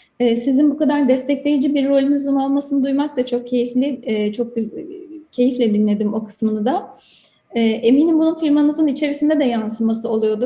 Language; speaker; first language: Turkish; native; Turkish